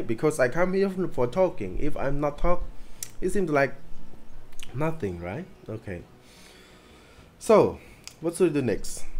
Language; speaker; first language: English; non-native, learner; Khmer